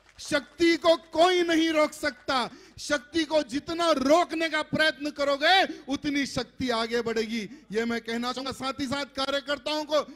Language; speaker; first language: Hindi; native; Hindi